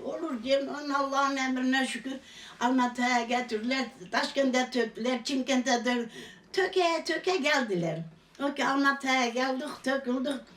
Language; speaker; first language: Turkish; native; Turkish